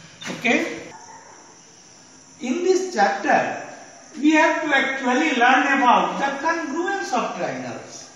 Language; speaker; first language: English; non-native, local second language; Hindi